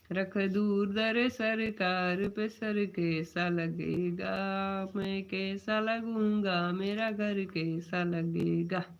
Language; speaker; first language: Hindi; non-native, local second language; Gujarati